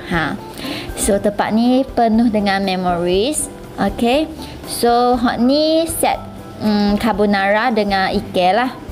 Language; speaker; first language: Malay; non-native, local second language; Chinese